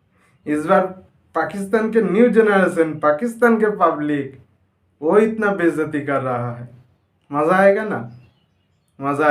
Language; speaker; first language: Hindi; non-native, local second language; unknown